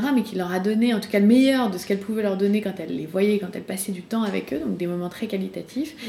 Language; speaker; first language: French; native; French